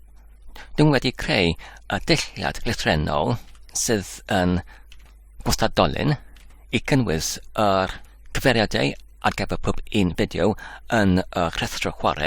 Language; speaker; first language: Welsh; non-native, learner; English